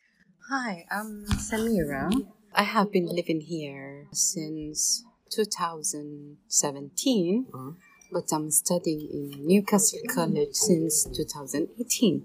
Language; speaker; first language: English; non-native, learner; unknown